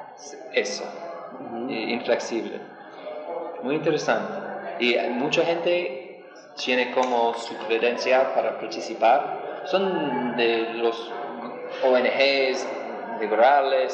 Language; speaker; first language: Spanish; non-native, learner; English